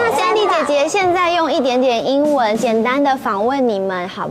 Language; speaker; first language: Chinese; native; Chinese